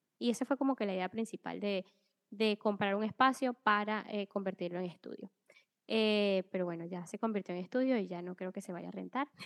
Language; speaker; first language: Spanish; native; Spanish